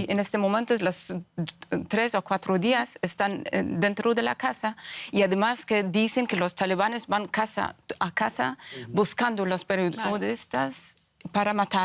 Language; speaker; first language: Spanish; non-native, fluent; Persian